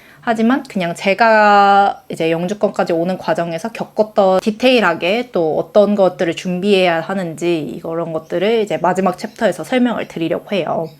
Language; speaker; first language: Korean; native; Korean